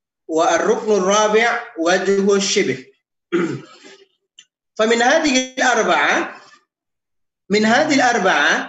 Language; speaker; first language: Arabic; non-native, fluent; Indonesian